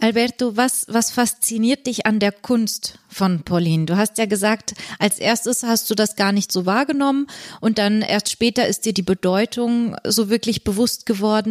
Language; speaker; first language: German; native; German